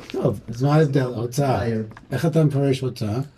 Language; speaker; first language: Hebrew; non-native, fluent; English